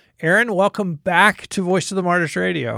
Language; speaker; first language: English; native; English